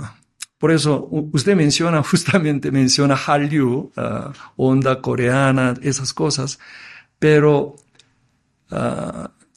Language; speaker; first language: Spanish; non-native, fluent; Korean